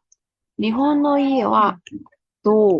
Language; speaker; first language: Japanese; non-native, fluent; Burmese